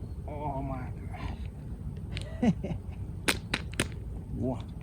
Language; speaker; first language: English; non-native, learner; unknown